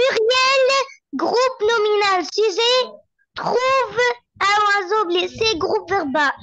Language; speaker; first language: French; non-native, learner; Arabic